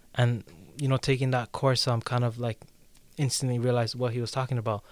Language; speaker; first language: English; native; English